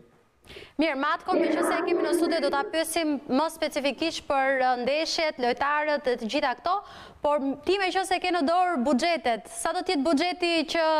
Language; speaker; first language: Albanian; native; Albanian